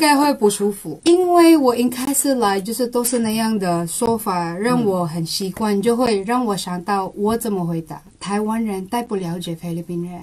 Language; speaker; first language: Chinese; non-native, local second language; Cebuano